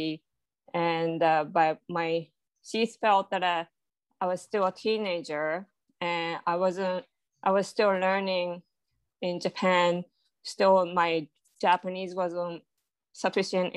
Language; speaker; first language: English; non-native, fluent; Japanese